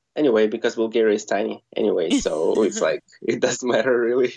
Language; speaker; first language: English; non-native, fluent; Russian